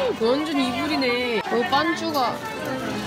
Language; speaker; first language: Korean; native; Korean